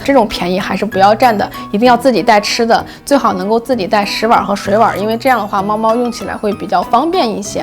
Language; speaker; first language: Chinese; native; Chinese